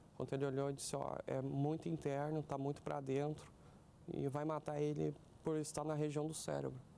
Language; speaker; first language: Portuguese; native; Portuguese